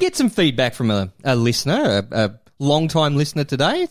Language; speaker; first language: English; native; English